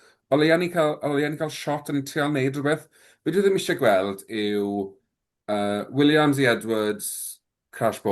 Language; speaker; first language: Welsh; native; Welsh